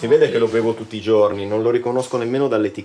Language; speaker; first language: Italian; native; Italian